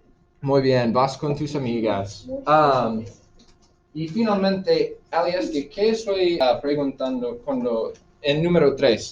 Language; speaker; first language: Spanish; non-native, fluent; English